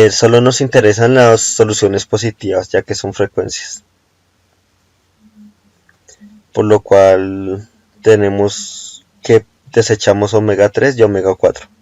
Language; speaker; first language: Spanish; native; Spanish